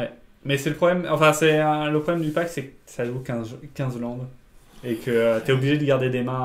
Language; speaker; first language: French; native; French